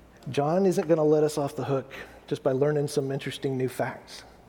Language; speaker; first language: English; native; English